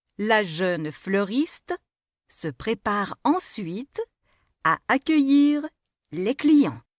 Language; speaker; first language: French; non-native, local second language; Arabic